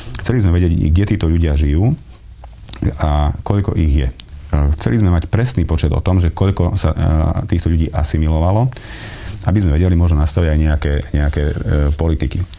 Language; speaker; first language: Slovak; non-native, local second language; Hungarian